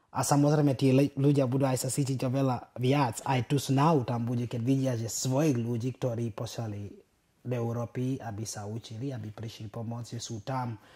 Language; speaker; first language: Slovak; non-native, fluent; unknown